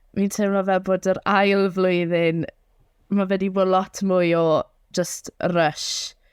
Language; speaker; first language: Welsh; native; Welsh